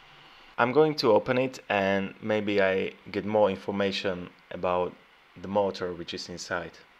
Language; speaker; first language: English; non-native, fluent; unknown